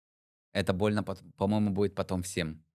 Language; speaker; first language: Russian; native; Russian